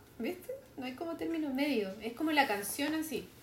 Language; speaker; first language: Spanish; native; Spanish